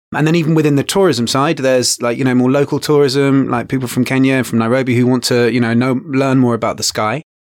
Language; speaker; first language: English; native; English